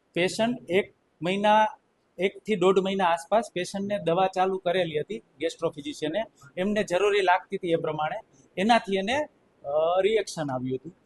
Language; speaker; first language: Gujarati; native; Gujarati